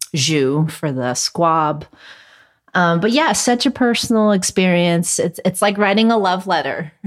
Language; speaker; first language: English; early bilingual, other home language; Cantonese